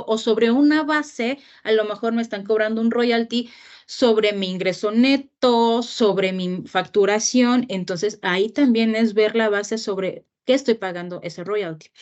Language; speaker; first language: Spanish; native; Spanish